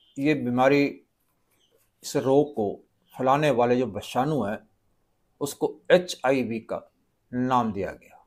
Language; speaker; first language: Hindi; non-native, local second language; Punjabi